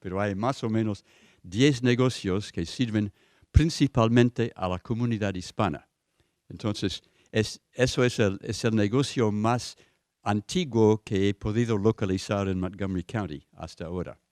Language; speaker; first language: Spanish; non-native, fluent; English